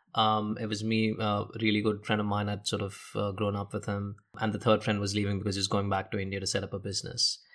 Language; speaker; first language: English; non-native, local second language; Hindi